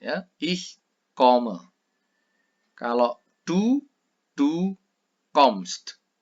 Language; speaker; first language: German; non-native, fluent; Indonesian